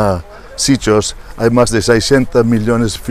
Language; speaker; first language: Spanish; non-native, fluent; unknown